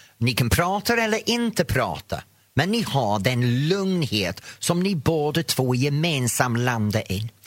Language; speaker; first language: Swedish; non-native, fluent; English